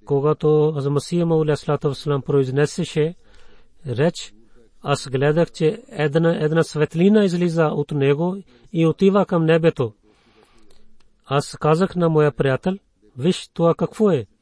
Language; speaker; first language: Bulgarian; non-native, fluent; Urdu